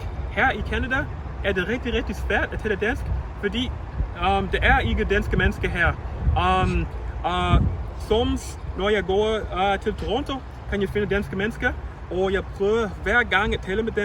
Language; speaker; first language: Danish; non-native, learner; English